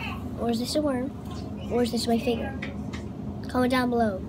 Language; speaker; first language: English; native; English